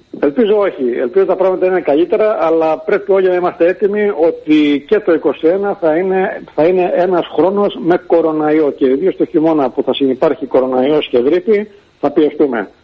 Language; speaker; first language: Greek; native; Greek